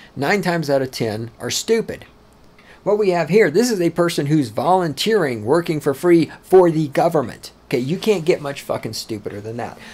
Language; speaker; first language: English; native; English